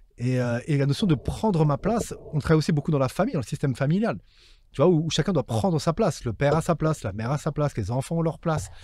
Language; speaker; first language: French; native; French